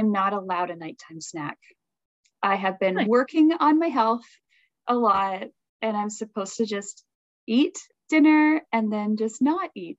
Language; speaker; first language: English; native; English